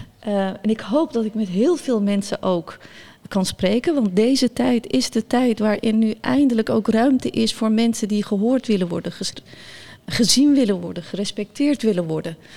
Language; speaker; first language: Dutch; early bilingual, other home language; Turkish